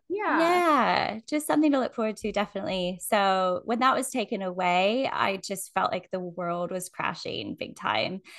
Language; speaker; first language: English; native; English